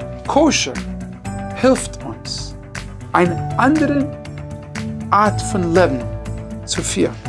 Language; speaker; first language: German; non-native, fluent; English